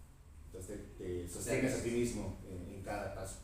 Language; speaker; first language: Spanish; native; Spanish